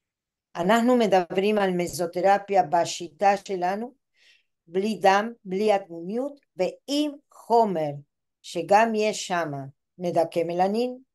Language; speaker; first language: Hebrew; non-native, fluent; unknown